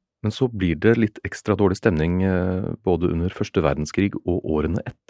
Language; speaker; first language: Norwegian; native; Norwegian